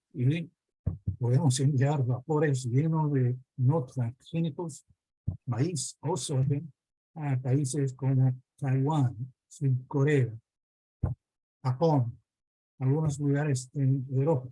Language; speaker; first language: Spanish; non-native, fluent; English